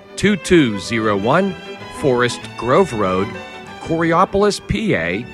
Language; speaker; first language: English; native; English